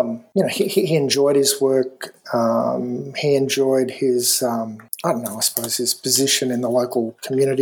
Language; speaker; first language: English; native; English